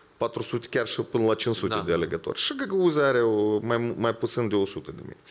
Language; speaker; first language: Romanian; non-native, local second language; Ukrainian